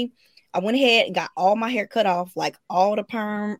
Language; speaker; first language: English; native; English